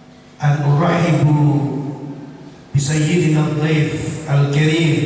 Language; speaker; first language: Arabic; non-native, fluent; Indonesian